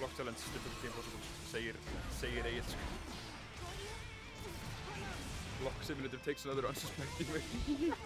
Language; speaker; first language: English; non-native, fluent; Icelandic